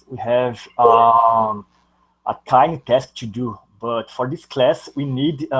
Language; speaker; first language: English; non-native, learner; Portuguese